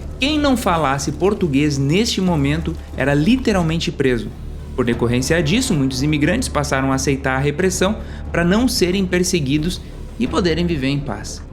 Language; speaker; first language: Portuguese; native; Portuguese